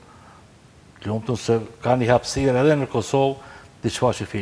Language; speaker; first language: Albanian; native; Albanian